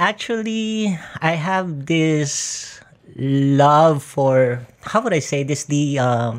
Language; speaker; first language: English; non-native, local second language; Filipino